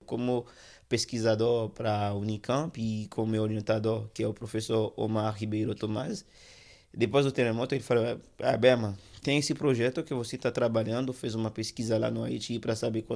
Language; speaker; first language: Portuguese; non-native, fluent; Haitian Creole